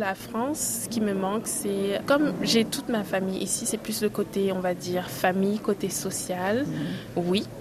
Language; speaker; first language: French; native; French